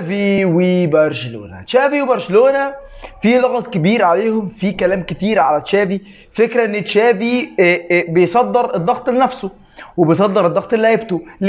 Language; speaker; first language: Arabic; native; Arabic